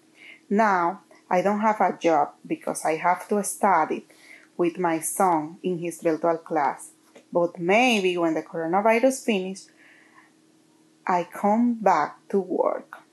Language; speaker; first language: English; non-native, learner; Spanish